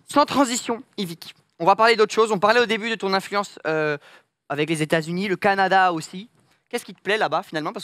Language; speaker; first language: French; native; French